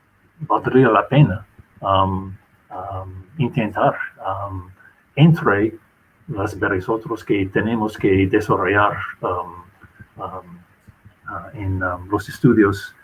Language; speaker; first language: Spanish; non-native, fluent; English